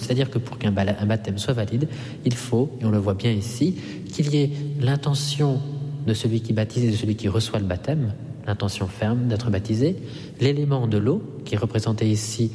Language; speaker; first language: French; non-native, fluent; Italian